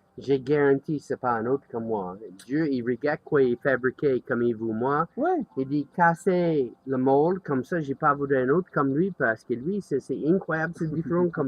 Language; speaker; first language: French; non-native, learner; English